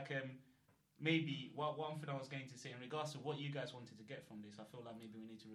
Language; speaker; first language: English; non-native, local second language; Akan